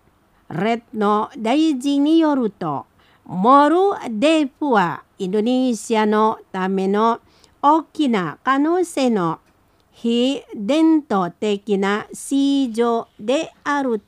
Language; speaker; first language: Japanese; non-native, fluent; Indonesian